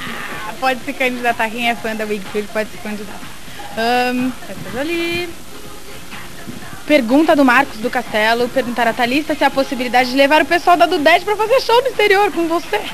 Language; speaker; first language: Portuguese; native; Portuguese